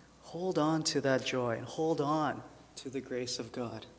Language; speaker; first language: English; early bilingual, other home language; Chinese